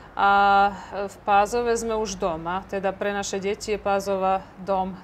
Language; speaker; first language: Slovak; early bilingual, heritage; Croatian